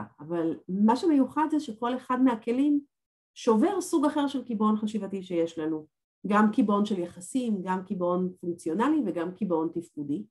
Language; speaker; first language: Hebrew; native; Hebrew